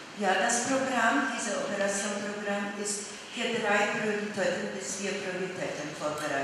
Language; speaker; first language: German; non-native, fluent; Polish